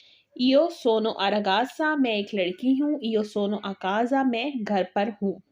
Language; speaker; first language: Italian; non-native, learner; Urdu